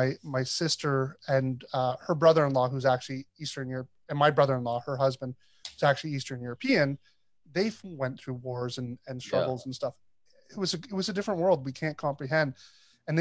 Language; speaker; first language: English; native; English